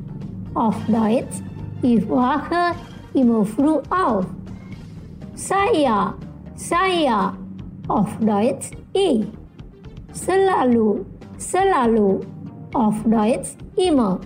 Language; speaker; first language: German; non-native, fluent; Indonesian